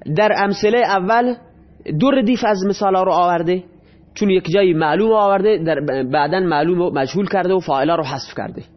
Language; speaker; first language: Persian; non-native, local second language; Baluchi